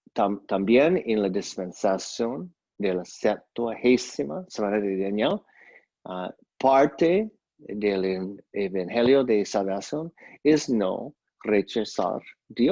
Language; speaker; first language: Spanish; non-native, fluent; English